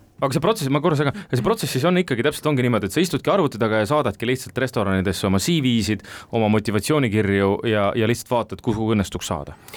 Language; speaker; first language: Estonian; native; Estonian